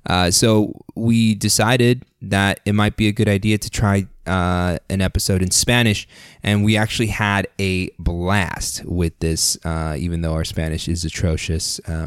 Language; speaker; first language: English; early bilingual, other home language; Spanish